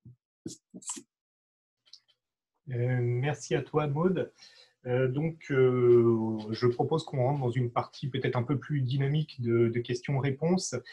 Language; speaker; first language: French; native; French